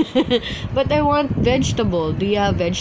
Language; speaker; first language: English; non-native, local second language; Filipino